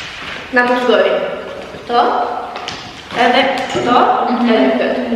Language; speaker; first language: Albanian; early bilingual, heritage; Albanian